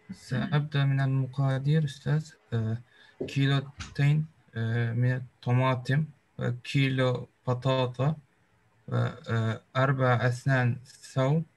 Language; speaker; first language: Arabic; non-native, learner; Turkish